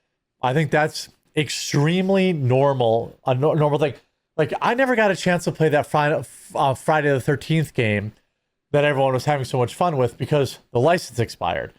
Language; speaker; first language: English; native; English